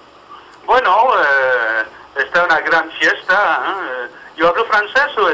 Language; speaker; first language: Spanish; non-native, fluent; French